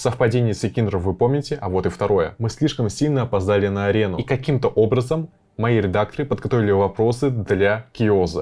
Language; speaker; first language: Russian; native; Russian